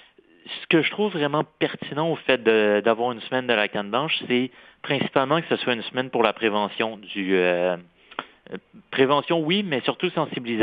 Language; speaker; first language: French; native; French